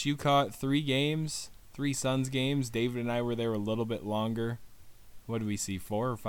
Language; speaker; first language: English; native; English